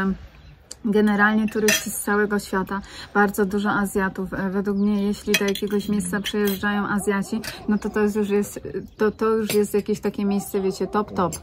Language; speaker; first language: Polish; native; Polish